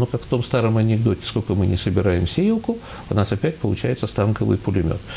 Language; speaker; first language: Russian; native; Russian